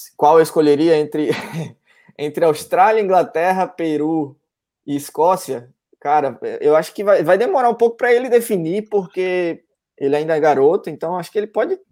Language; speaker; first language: Portuguese; native; Portuguese